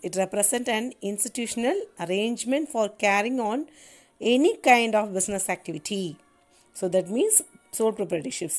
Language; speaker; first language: English; non-native, local second language; Tamil